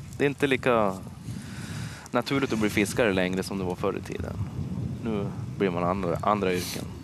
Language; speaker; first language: Swedish; native; Swedish